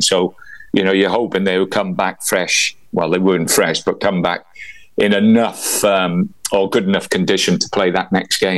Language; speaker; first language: English; native; English